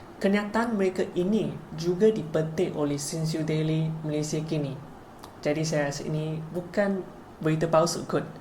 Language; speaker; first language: Malay; non-native, local second language; Chinese